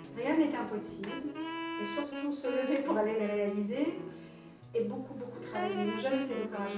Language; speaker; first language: French; non-native, local second language; Arabic